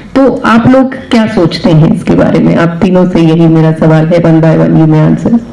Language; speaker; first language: Hindi; native; Hindi